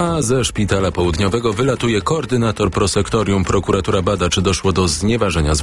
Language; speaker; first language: Polish; native; Polish